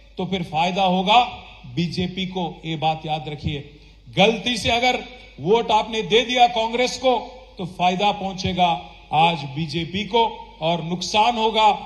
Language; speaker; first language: Hindi; non-native, local second language; Telugu